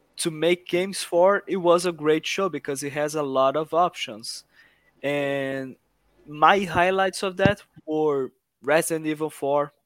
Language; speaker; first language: English; non-native, fluent; Portuguese